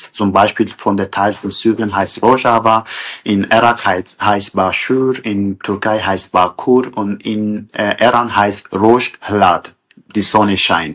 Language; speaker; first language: German; non-native, learner; Kurdish